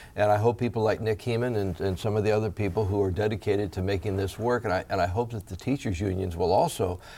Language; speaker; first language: English; native; English